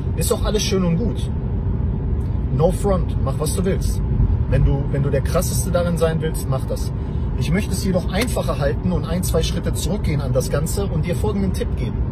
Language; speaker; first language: German; native; German